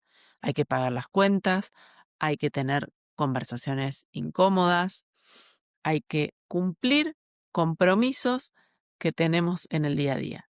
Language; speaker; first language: Spanish; native; Spanish